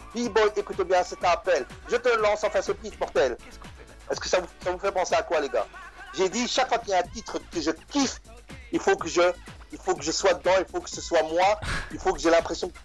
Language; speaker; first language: French; native; French